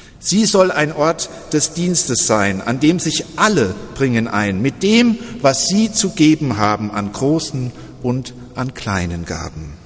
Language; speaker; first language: German; native; German